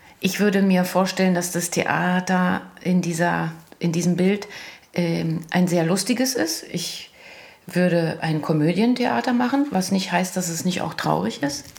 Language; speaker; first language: German; early bilingual, other home language; Croatian